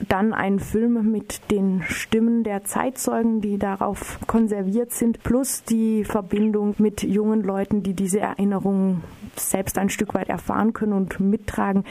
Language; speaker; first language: German; native; German